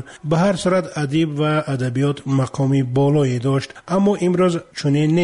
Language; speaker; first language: Tajik; native; Tajik